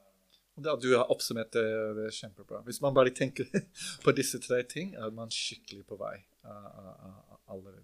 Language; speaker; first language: Norwegian; non-native, fluent; English